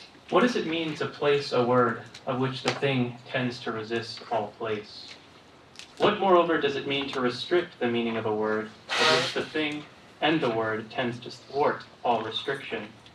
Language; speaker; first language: English; native; English